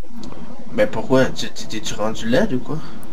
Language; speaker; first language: French; native; French